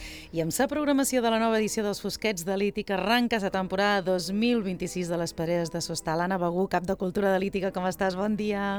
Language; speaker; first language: Catalan; native; Catalan